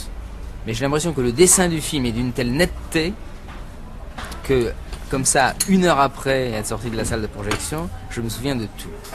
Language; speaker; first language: French; native; French